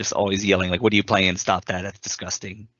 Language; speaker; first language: English; native; English